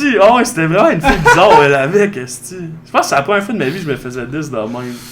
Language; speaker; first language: French; native; French